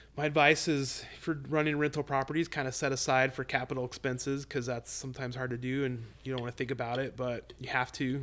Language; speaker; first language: English; native; English